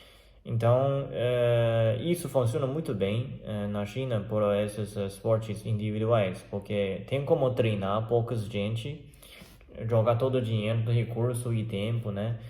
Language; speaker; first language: Portuguese; non-native, learner; Chinese